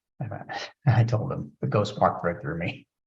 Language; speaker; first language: English; native; English